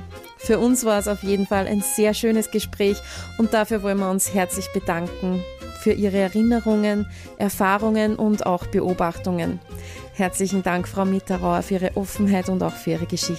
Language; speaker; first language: German; native; German